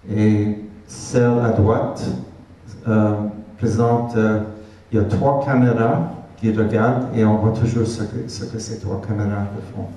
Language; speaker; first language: French; non-native, fluent; Hungarian